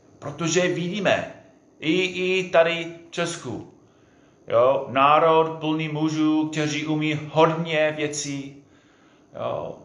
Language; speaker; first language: Czech; non-native, fluent; English